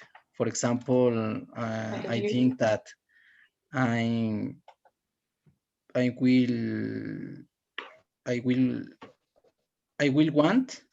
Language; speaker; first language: English; non-native, learner; Spanish